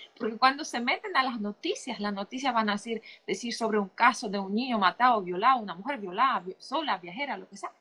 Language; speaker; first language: Spanish; non-native, fluent; Polish